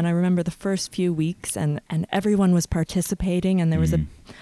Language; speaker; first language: English; native; English